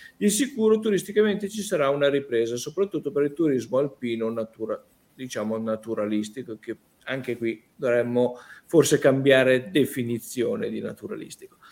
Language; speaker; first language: Italian; native; Italian